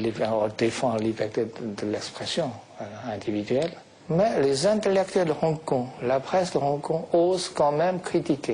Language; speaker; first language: French; non-native, fluent; Chinese